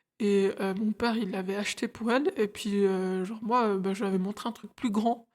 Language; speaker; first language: French; early bilingual, other home language; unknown